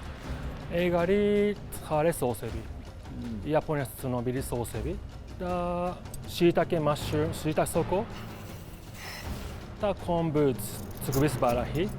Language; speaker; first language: Georgian; non-native, learner; Japanese